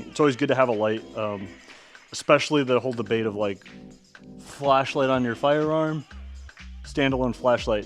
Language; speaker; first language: English; native; English